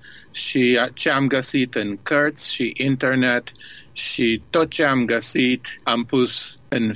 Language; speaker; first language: Romanian; early bilingual, heritage; Romanian